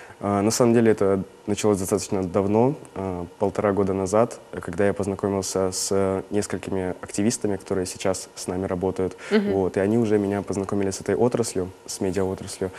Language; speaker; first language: Russian; native; Russian